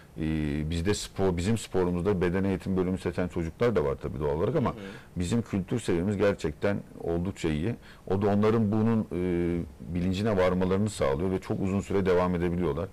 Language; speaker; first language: Turkish; native; Turkish